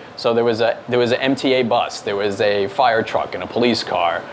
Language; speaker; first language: English; native; English